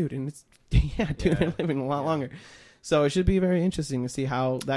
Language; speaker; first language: English; native; English